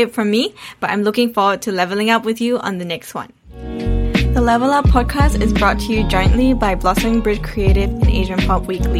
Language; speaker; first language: English; native; English